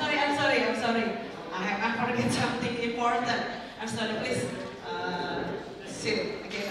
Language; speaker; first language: English; non-native, learner; Indonesian